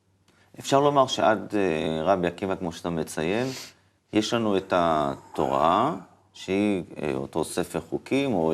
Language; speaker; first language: Hebrew; native; Hebrew